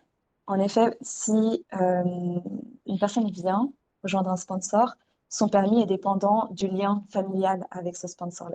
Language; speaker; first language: French; native; French